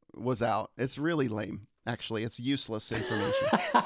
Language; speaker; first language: English; early bilingual, other home language; German